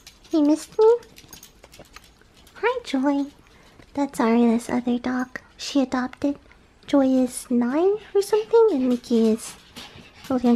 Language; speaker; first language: English; early bilingual, other home language; Korean